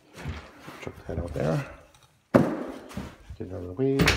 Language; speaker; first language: English; native; English